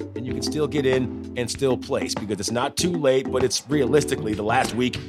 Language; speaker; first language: English; native; English